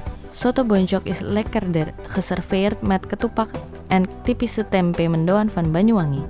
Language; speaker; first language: Dutch; non-native, fluent; Indonesian